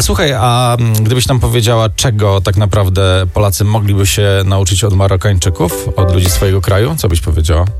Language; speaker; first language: Polish; native; Polish